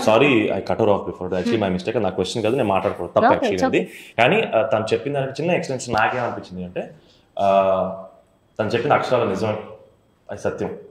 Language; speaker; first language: Telugu; native; Telugu